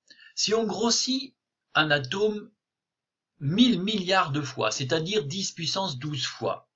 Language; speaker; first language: French; native; French